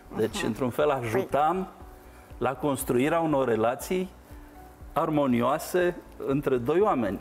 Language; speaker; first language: Romanian; native; Romanian